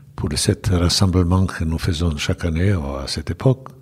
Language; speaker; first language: French; non-native, fluent; Bosnian